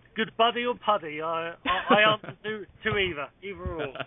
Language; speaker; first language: English; native; English